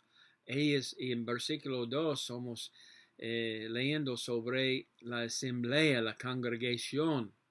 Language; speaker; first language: Spanish; non-native, learner; English